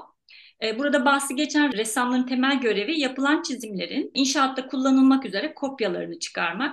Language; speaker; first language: Turkish; native; Turkish